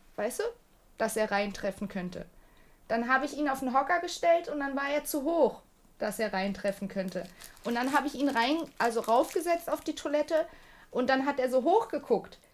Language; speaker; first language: German; early bilingual, other home language; Turkish